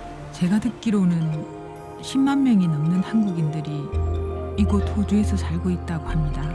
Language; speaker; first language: Korean; native; Korean